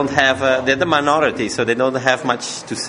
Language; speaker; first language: English; non-native, fluent; Dutch